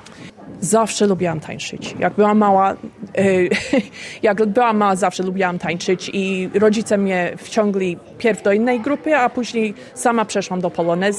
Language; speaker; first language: Polish; early bilingual, heritage; Polish